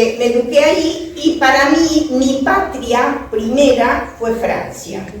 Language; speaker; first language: Spanish; early bilingual, other home language; French